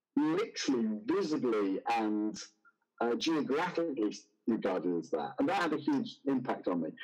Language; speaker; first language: English; native; English